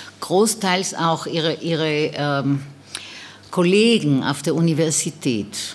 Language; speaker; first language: German; non-native, fluent; Hebrew